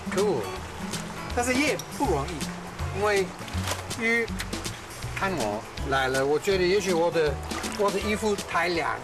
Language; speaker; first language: Chinese; non-native, learner; English